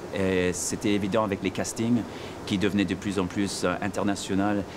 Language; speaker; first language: French; non-native, fluent; English